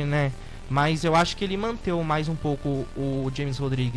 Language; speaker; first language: Portuguese; native; Portuguese